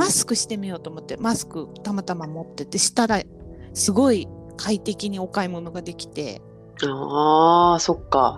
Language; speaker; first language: Japanese; native; Japanese